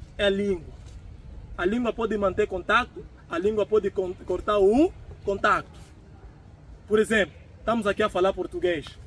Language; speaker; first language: Portuguese; native; Portuguese